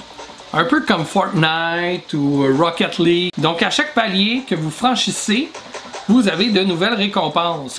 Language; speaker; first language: French; native; French